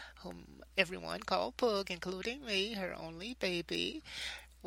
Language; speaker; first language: English; native; English